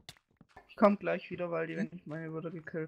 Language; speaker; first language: German; native; German